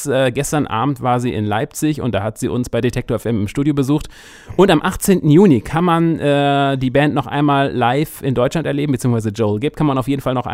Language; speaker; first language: German; native; German